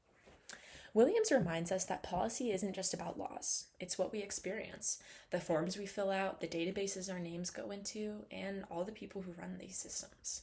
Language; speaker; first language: English; native; English